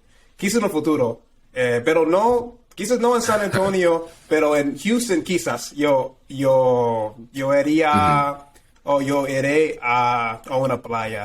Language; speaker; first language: Spanish; non-native, fluent; English